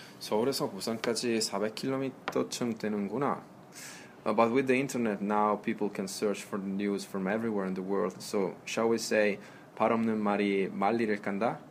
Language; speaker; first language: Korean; non-native, fluent; Italian